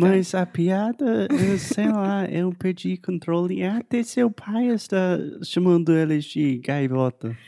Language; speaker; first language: Portuguese; non-native, fluent; English